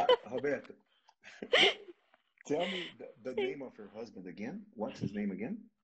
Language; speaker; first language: English; non-native, fluent; Portuguese